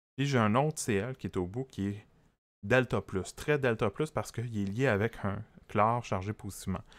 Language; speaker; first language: French; native; French